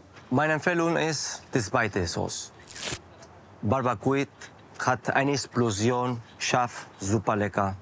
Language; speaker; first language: German; non-native, learner; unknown